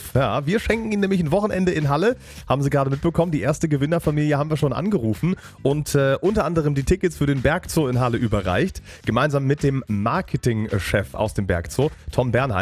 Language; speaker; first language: German; native; German